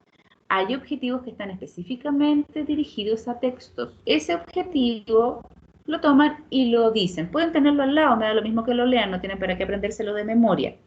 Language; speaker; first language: Spanish; native; Spanish